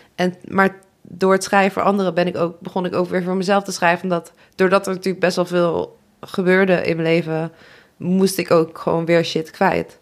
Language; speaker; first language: Dutch; native; Dutch